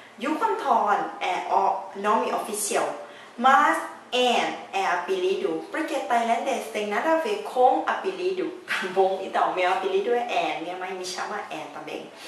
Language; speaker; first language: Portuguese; non-native, learner; Thai